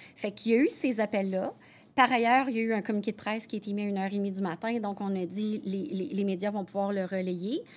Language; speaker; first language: French; native; French